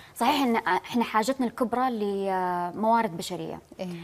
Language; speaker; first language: Arabic; native; Arabic